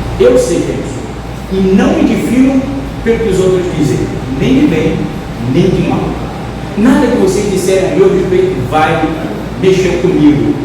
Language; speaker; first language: Portuguese; native; Portuguese